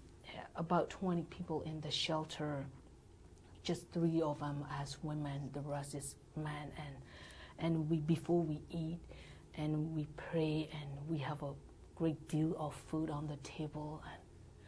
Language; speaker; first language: English; non-native, learner; Burmese